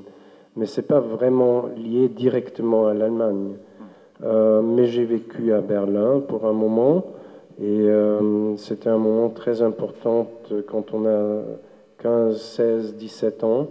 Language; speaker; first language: French; non-native, fluent; German